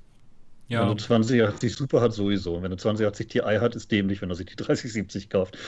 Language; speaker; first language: German; native; German